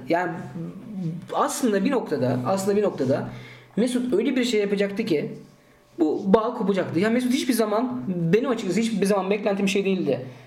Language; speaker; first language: Turkish; early bilingual, heritage; Turkish